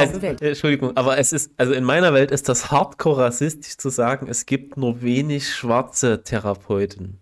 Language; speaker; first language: German; native; German